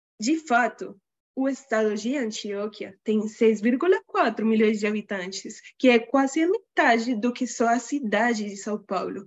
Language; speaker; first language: Portuguese; non-native, fluent; Spanish